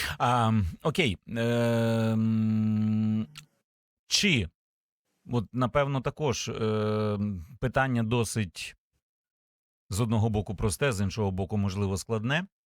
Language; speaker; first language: Ukrainian; native; Ukrainian